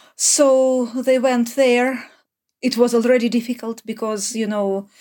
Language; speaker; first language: English; non-native, fluent; Ukrainian